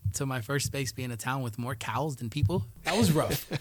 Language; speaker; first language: English; early bilingual, other home language; Spanish